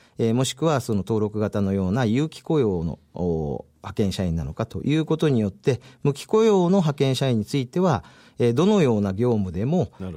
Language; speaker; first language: Japanese; native; Japanese